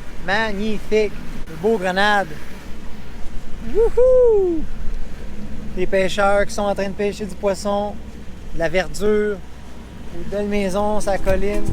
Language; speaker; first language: French; native; French